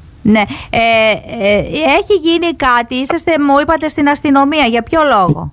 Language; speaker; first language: Greek; native; Greek